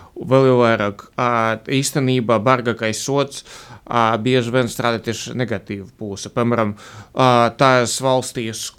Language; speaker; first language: Latvian; non-native, fluent; Russian